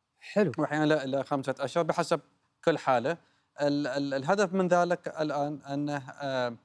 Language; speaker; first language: Arabic; native; Arabic